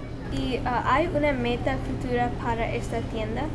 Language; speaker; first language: Spanish; non-native, learner; English